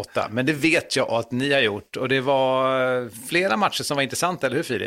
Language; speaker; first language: Swedish; native; Swedish